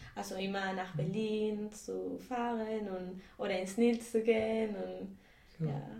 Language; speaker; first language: German; non-native, fluent; Spanish